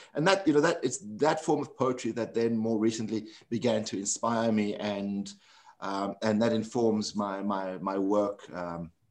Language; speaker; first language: English; non-native, local second language; Afrikaans